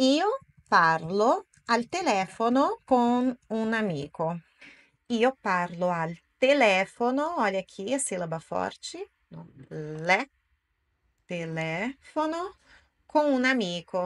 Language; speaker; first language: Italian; non-native, fluent; Portuguese